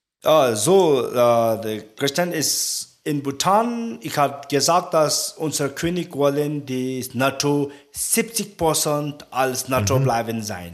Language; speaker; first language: German; non-native, learner; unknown